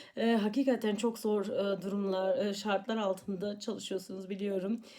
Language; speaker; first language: Turkish; early bilingual, heritage; Turkish